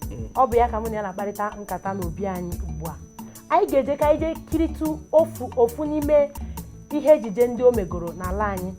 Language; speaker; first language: Igbo; native; Igbo